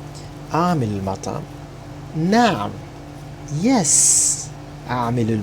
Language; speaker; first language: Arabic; non-native, fluent; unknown